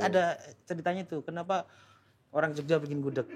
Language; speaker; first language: Indonesian; native; Indonesian